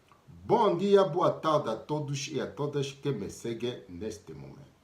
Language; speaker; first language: Portuguese; non-native, learner; Lingala